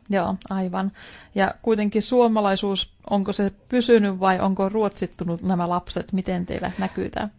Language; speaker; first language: Finnish; native; Finnish